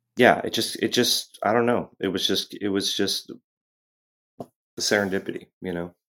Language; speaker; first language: English; native; English